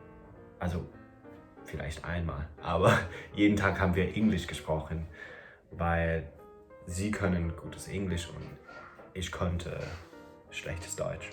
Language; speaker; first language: German; non-native, fluent; English